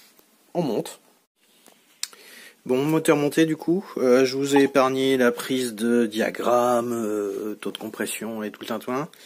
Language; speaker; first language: French; native; French